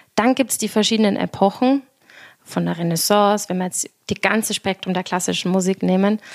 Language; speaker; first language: German; native; German